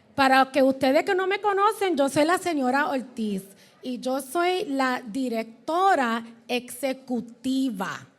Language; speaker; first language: Spanish; early bilingual, heritage; Spanish